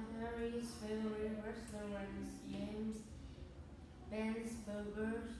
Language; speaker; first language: English; non-native, learner; Vietnamese